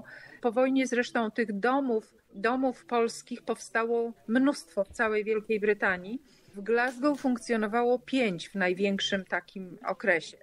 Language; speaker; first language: Polish; native; Polish